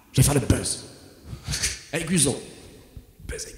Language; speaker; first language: French; native; French